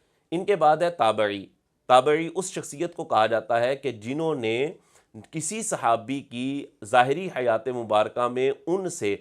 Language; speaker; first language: Urdu; native; Urdu